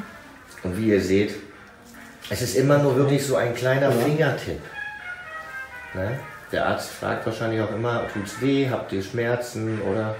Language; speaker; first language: German; native; German